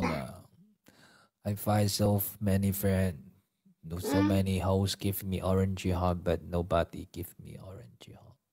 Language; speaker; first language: English; non-native, learner; Chinese